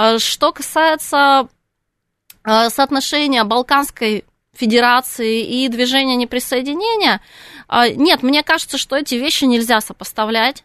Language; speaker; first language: Russian; native; Russian